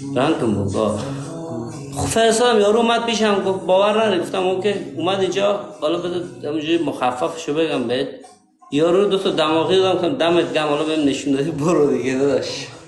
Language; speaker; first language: Persian; native; Persian